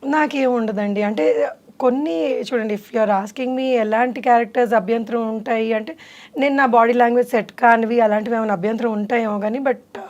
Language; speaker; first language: Telugu; native; Telugu